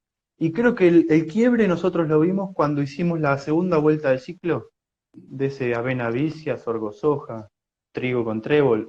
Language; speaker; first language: Spanish; native; Spanish